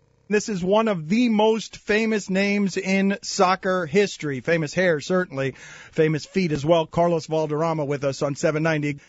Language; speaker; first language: English; early bilingual, other home language; Spanish